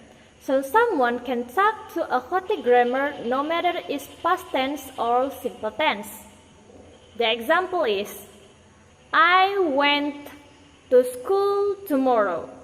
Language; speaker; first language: English; non-native, learner; Indonesian